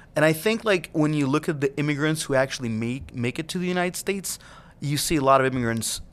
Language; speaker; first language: English; non-native, fluent; Russian